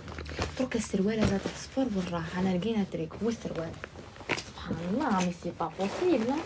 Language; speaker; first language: Arabic; native; Arabic